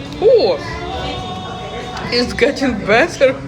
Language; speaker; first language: English; non-native, learner; Ukrainian